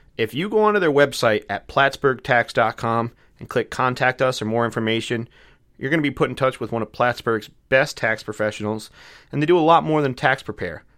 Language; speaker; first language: English; native; English